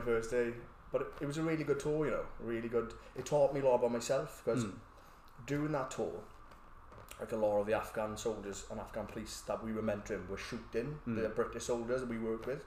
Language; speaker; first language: English; native; English